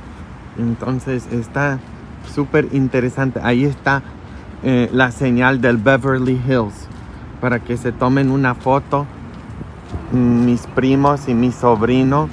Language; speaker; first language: Spanish; early bilingual, heritage; Spanish